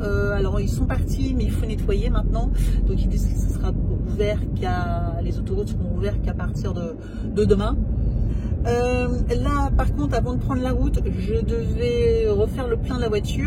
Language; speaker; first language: French; native; French